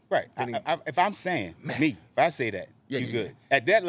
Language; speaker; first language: English; native; English